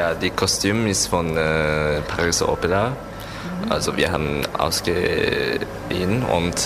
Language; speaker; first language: German; non-native, learner; Japanese